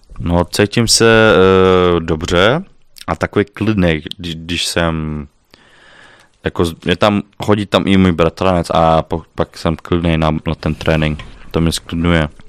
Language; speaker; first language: Czech; early bilingual, heritage; Czech